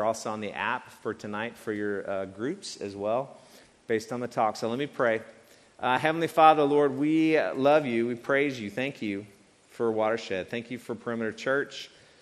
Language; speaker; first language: English; native; English